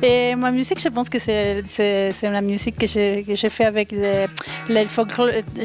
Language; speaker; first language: French; non-native, learner; Spanish